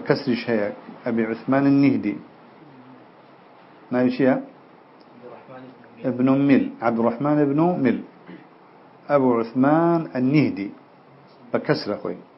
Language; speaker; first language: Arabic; non-native, fluent; Central Kurdish